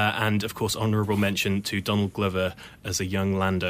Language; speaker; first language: English; native; English